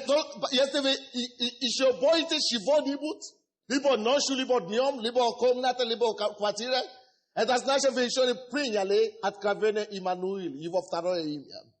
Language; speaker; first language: Russian; non-native, fluent; Yoruba